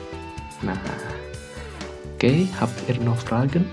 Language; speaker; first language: German; non-native, learner; Indonesian